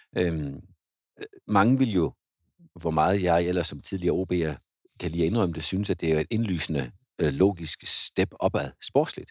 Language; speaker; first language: Danish; native; Danish